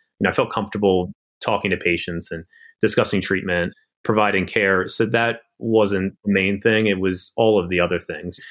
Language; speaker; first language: English; native; English